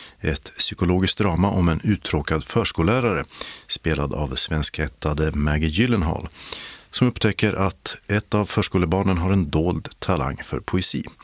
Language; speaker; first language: Swedish; native; Swedish